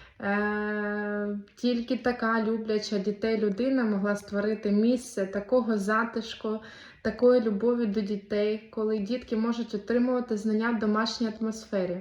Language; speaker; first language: Ukrainian; native; Ukrainian